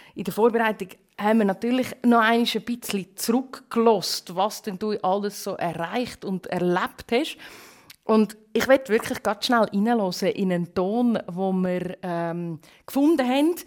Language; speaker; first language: German; native; German